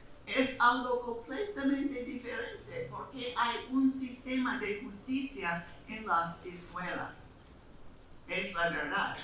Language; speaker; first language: Spanish; non-native, fluent; English